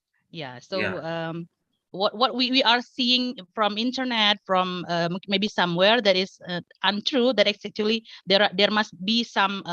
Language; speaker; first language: English; non-native, fluent; Indonesian